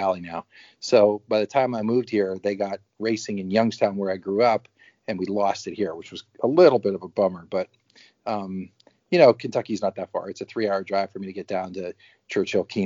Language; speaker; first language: English; native; English